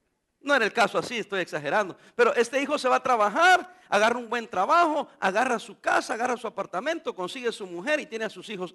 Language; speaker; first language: Spanish; native; Spanish